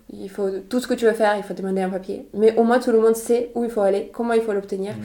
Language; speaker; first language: French; non-native, fluent; Russian